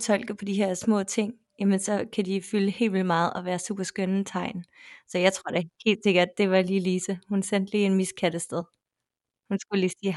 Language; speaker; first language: Danish; native; Danish